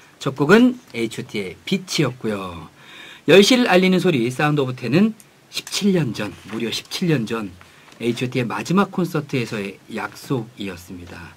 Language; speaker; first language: Korean; native; Korean